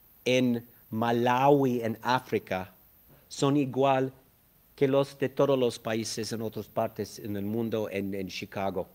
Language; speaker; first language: Spanish; non-native, fluent; English